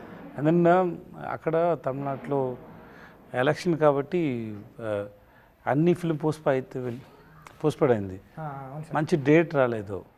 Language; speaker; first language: Telugu; non-native, learner; Tamil